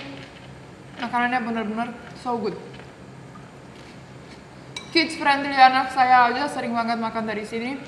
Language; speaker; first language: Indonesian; non-native, fluent; Romanian